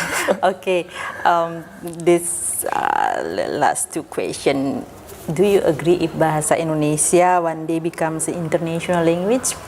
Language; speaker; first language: English; non-native, fluent; Indonesian